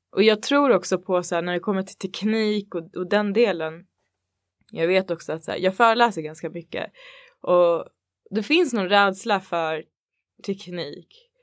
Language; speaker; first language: Swedish; early bilingual, other home language; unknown